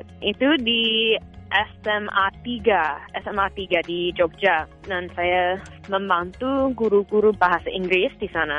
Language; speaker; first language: Indonesian; non-native, fluent; English